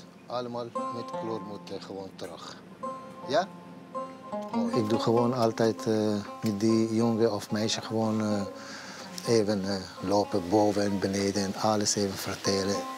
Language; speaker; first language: Dutch; non-native, learner; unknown